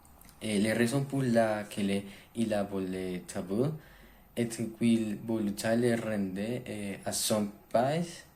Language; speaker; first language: French; non-native, learner; Spanish